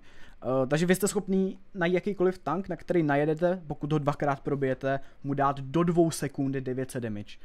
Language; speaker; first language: Czech; native; Czech